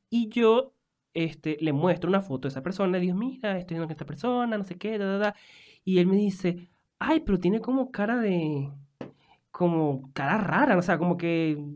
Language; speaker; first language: Spanish; native; Spanish